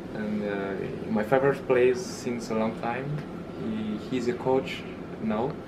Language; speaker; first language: English; early bilingual, other home language; Malagasy